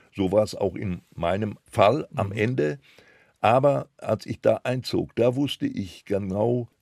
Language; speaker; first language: German; non-native, local second language; Polish